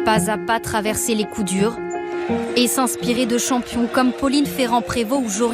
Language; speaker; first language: French; native; French